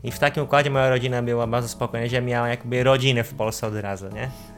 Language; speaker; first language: Polish; non-native, fluent; Portuguese